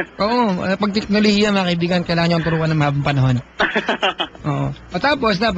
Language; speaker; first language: Filipino; native; Filipino